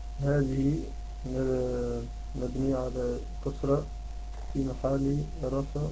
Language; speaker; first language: Arabic; non-native, learner; Dutch